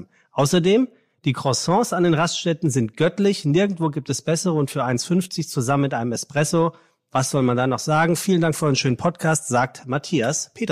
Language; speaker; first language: German; native; German